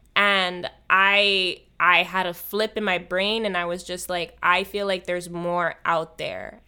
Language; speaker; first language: English; native; English